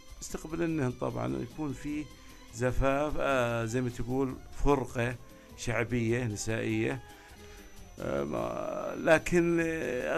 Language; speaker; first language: Arabic; native; Arabic